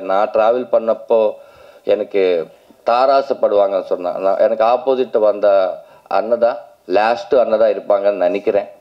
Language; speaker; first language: Tamil; non-native, learner; Telugu